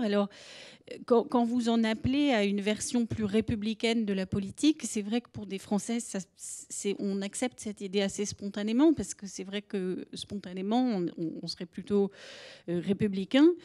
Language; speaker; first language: French; native; French